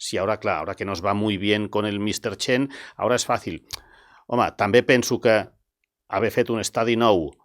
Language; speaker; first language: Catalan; native; Catalan